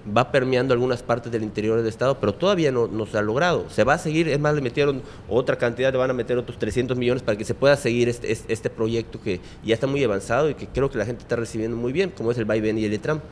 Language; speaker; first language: Spanish; native; Spanish